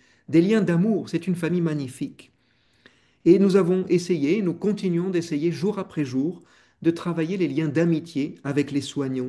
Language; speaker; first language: French; native; French